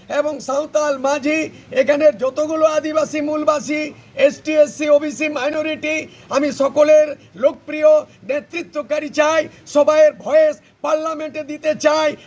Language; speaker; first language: Bangla; non-native, local second language; Santali